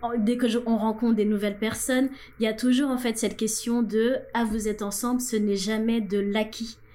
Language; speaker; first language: French; non-native, local second language; Wolof